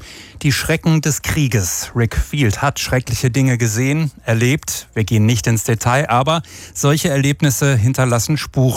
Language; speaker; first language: German; native; German